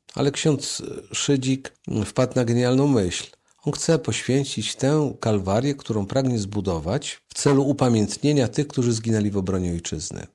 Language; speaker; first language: Polish; native; Polish